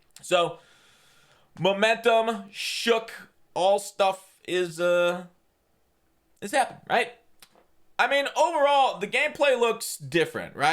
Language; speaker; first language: English; native; English